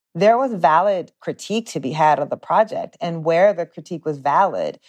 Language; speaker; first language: English; native; English